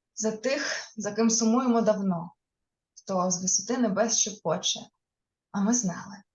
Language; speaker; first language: Ukrainian; non-native, local second language; Russian